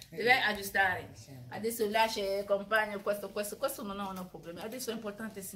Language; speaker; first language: Italian; non-native, learner; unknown